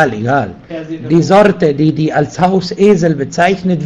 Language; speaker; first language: German; non-native, fluent; Arabic